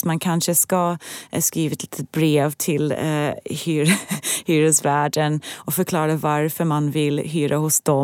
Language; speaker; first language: Swedish; non-native, fluent; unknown